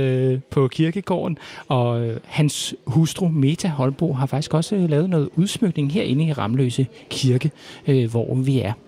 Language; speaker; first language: Danish; native; Danish